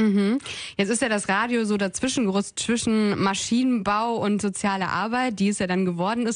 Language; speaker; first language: German; native; German